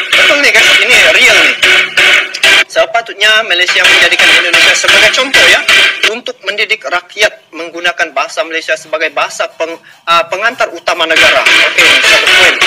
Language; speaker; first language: Malay; native; Malay